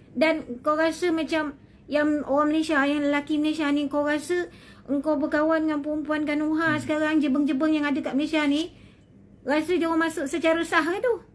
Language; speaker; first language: Malay; native; Malay